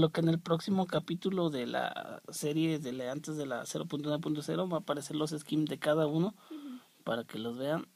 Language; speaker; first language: Spanish; native; Spanish